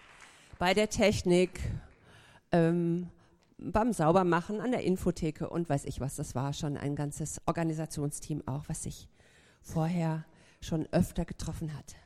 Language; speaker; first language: German; native; German